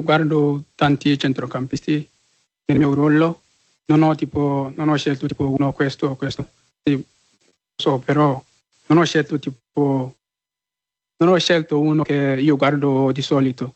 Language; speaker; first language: Italian; non-native, learner; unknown